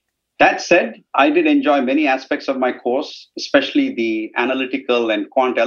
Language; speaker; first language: English; non-native, local second language; Tamil